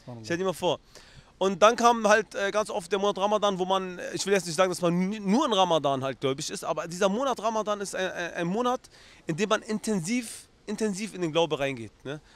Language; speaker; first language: German; early bilingual, other home language; Arabic